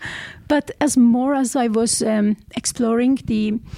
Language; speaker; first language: English; non-native, fluent; Armenian